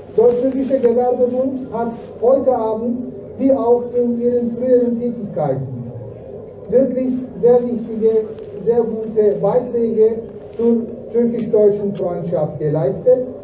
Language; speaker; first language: German; non-native, fluent; Turkish